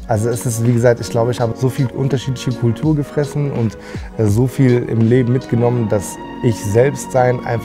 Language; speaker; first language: German; early bilingual, other home language; Turkish